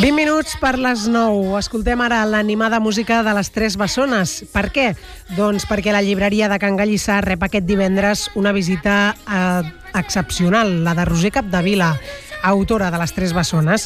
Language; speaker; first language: Catalan; native; Catalan